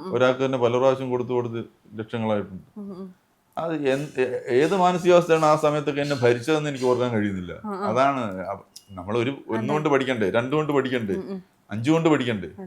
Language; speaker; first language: Malayalam; native; Malayalam